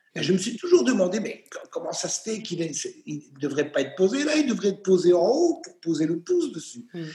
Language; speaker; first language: French; native; French